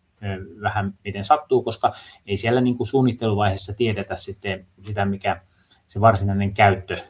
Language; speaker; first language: Finnish; native; Finnish